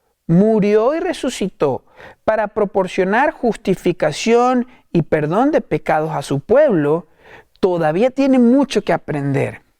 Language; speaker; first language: Spanish; native; Spanish